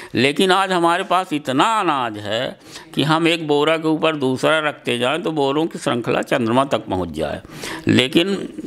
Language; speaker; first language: Hindi; native; Hindi